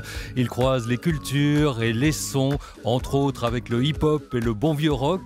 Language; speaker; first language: French; native; French